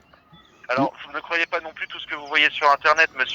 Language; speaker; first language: French; native; French